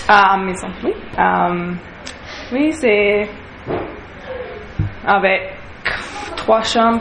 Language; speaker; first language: French; non-native, learner; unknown